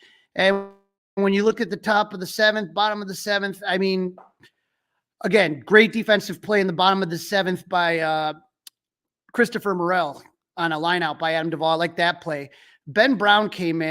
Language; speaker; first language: English; native; English